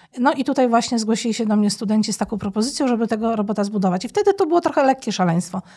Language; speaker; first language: Polish; native; Polish